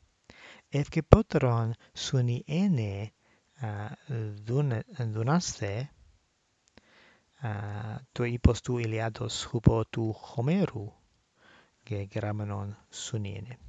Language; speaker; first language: Greek; non-native, learner; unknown